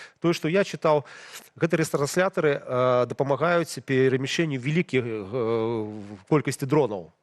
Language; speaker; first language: Belarusian; non-native, local second language; Russian